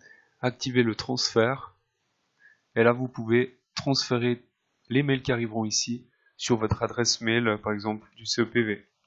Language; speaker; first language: French; native; French